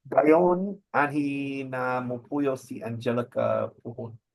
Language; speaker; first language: Cebuano; non-native, learner; English